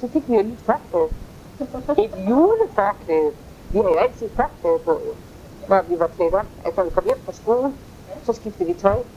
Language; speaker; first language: Danish; native; Danish